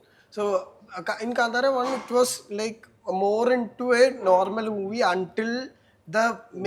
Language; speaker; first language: English; non-native, local second language; Malayalam